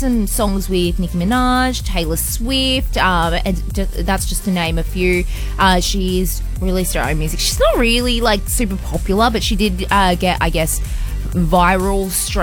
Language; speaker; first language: English; native; English